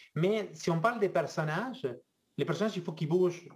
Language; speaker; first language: French; non-native, fluent; Spanish